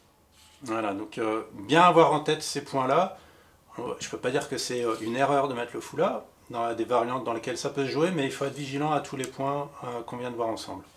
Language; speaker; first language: French; native; French